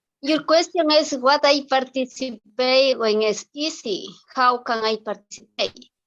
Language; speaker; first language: English; non-native, learner; Spanish